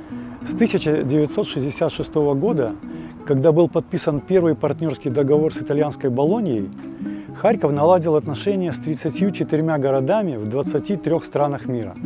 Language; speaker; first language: Russian; native; Russian